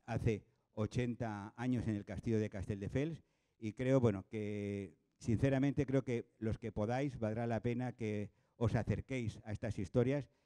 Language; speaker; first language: Spanish; non-native, local second language; Catalan